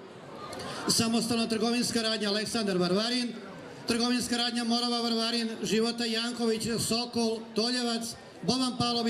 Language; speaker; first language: Bosnian; native; Bosnian